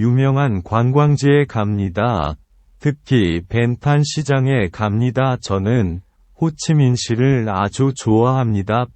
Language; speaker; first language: Korean; non-native, learner; Vietnamese